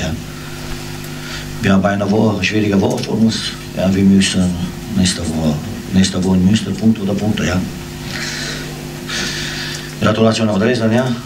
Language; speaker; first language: German; non-native, learner; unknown